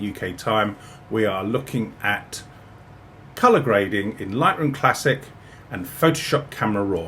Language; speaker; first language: English; native; English